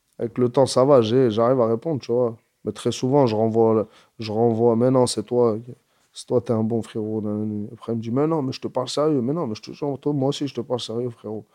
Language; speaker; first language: French; early bilingual, other home language; Arabic